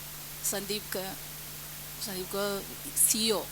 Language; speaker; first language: Hindi; non-native, local second language; Malayalam